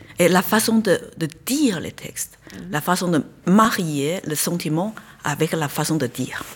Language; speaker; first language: French; non-native, fluent; Chinese